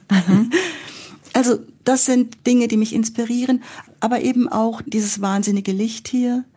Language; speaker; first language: German; native; German